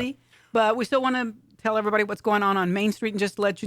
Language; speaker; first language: English; native; English